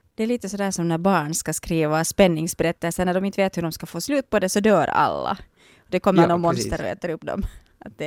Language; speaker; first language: Swedish; native; Swedish